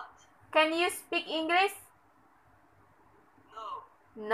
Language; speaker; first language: English; non-native, learner; Indonesian